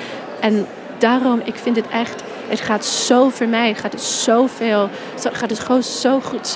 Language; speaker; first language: Dutch; non-native, fluent; English